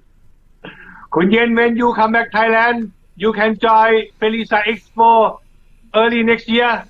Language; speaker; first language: English; non-native, learner; Thai